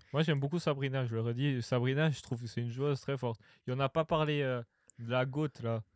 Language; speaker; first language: French; native; French